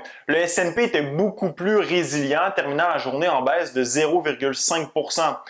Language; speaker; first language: French; native; French